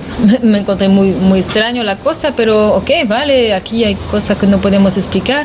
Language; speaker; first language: Spanish; non-native, learner; French